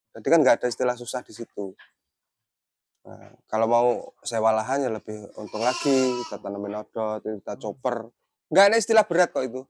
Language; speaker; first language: Indonesian; non-native, local second language; Javanese